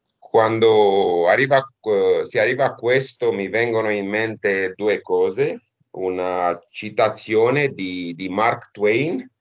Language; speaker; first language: Italian; non-native, fluent; Romanian